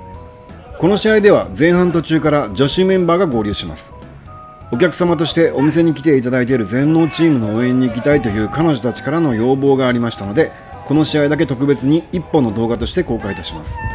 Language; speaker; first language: Japanese; native; Japanese